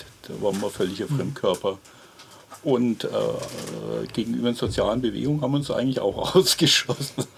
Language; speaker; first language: German; native; German